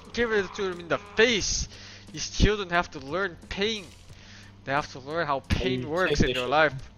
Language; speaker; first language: English; early bilingual, heritage; Dutch